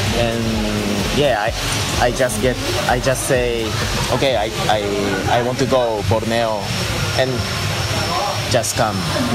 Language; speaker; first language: English; non-native, learner; Japanese